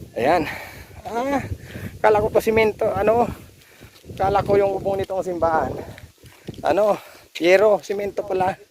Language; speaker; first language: Filipino; native; Filipino